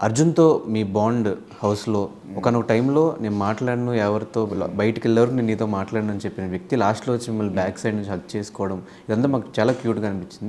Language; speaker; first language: Telugu; native; Telugu